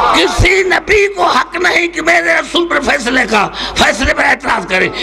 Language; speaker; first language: Urdu; non-native, local second language; Sindhi